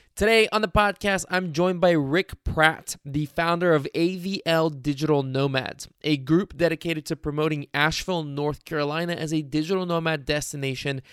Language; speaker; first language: English; native; English